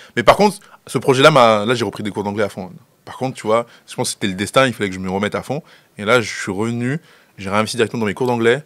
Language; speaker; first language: French; non-native, local second language; Sango